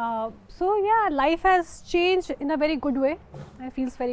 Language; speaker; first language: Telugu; non-native, local second language; Hindi